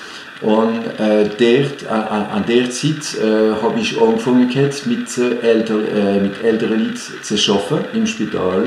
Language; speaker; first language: German; non-native, fluent; French